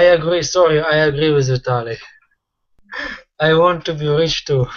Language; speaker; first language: English; non-native, learner; Russian